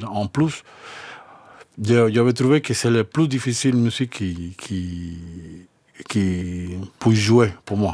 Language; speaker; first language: French; non-native, fluent; Spanish